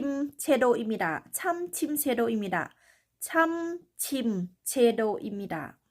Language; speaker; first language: Korean; non-native, learner; Thai